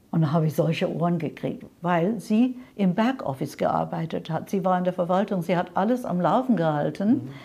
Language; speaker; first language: German; non-native, fluent; English